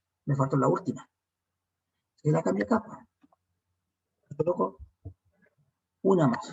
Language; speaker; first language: Spanish; native; Spanish